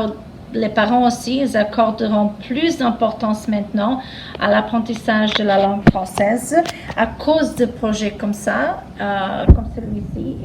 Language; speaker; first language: French; non-native, fluent; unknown